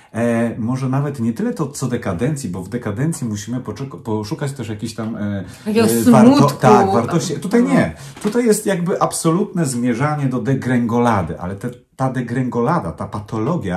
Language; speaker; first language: Polish; native; Polish